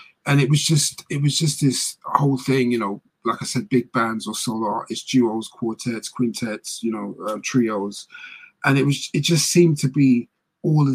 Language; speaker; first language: English; native; English